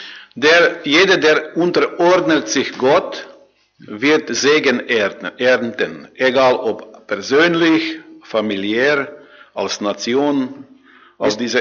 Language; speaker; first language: German; non-native, learner; Croatian